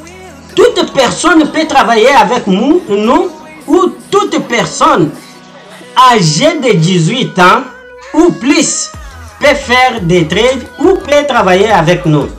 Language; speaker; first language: French; non-native, learner; Portuguese